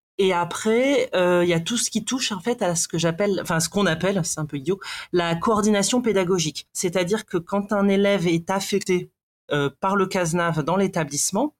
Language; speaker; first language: French; native; French